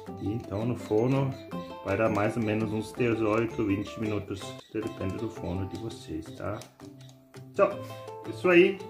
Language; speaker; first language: Portuguese; non-native, learner; German